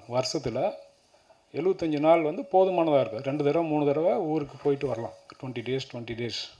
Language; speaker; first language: Tamil; native; Tamil